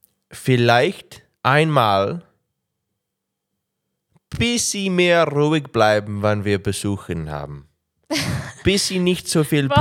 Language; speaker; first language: German; non-native, learner; English